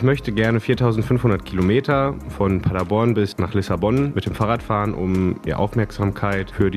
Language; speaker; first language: German; native; German